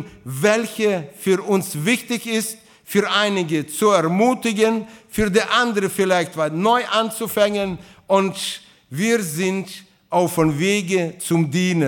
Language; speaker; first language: German; non-native, fluent; Russian